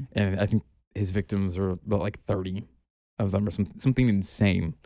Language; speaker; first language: English; native; English